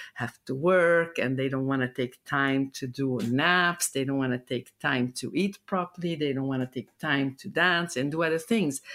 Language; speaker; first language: English; non-native, fluent; Italian